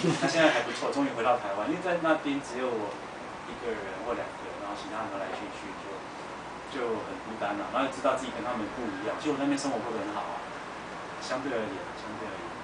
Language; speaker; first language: Chinese; native; Chinese